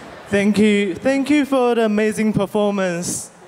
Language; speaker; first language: English; non-native, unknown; Chinese